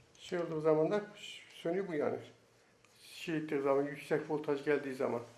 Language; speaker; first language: Turkish; native; Turkish